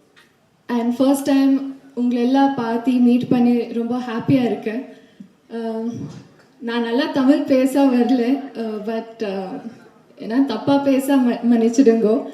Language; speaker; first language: Tamil; non-native, learner; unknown